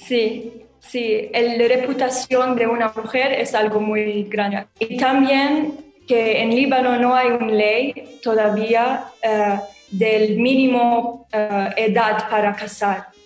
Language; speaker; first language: Spanish; non-native, learner; Arabic